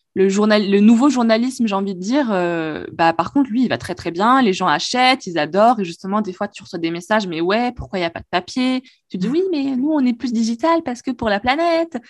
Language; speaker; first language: French; non-native, local second language; Arabic